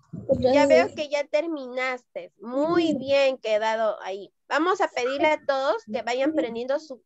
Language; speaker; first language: Spanish; native; Spanish